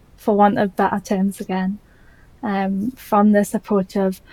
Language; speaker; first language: English; native; English